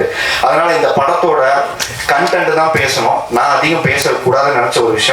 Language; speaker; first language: Tamil; native; Tamil